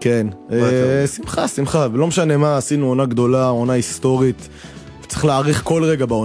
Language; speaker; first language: Hebrew; native; Hebrew